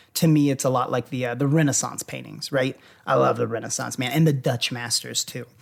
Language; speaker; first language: English; native; English